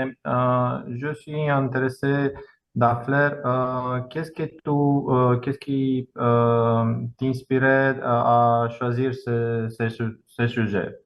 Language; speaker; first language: French; non-native, fluent; Romanian